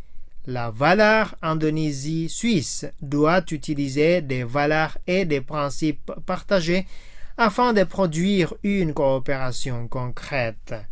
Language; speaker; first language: French; non-native, fluent; Indonesian